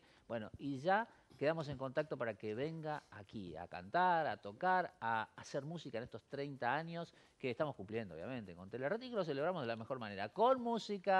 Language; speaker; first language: Spanish; native; Spanish